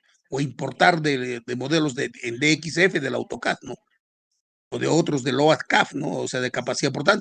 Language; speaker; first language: Spanish; native; Spanish